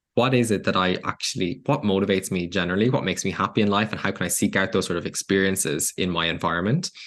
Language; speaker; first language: English; native; English